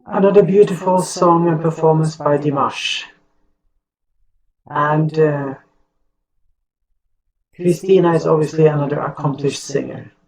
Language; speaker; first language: English; non-native, fluent; Norwegian